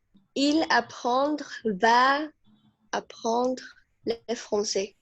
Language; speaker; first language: French; non-native, learner; Arabic